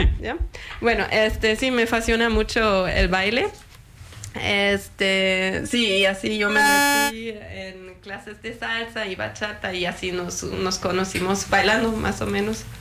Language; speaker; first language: Spanish; non-native, fluent; German